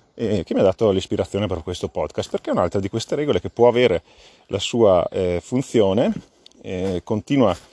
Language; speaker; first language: Italian; native; Italian